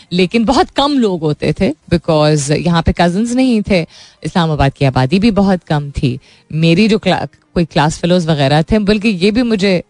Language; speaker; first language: Urdu; native; Urdu